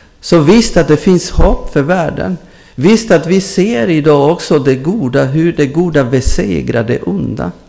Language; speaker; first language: Swedish; non-native, fluent; Spanish